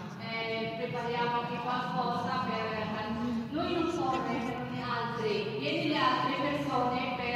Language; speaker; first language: Italian; non-native, learner; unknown